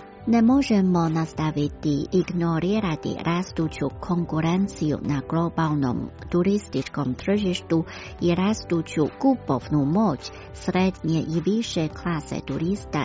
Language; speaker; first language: Croatian; non-native, fluent; Chinese